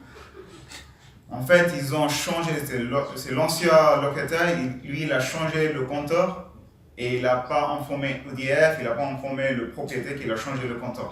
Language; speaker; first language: French; non-native, learner; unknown